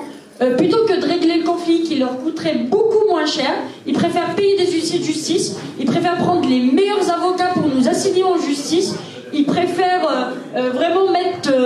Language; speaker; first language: French; native; French